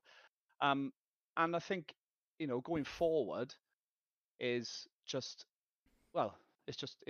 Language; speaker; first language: English; native; English